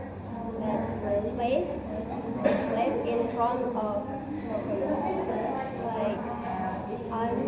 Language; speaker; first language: English; non-native, learner; Indonesian